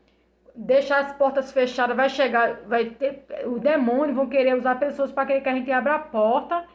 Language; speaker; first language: Portuguese; native; Portuguese